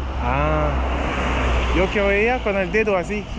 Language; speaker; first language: Spanish; non-native, learner; French